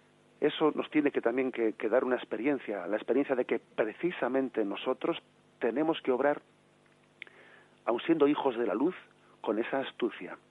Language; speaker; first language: Spanish; native; Spanish